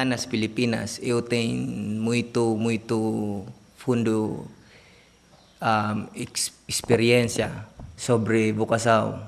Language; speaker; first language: Portuguese; non-native, learner; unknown